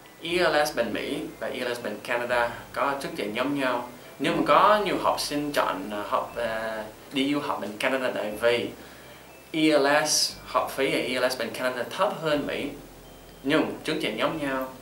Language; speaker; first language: Vietnamese; non-native, fluent; English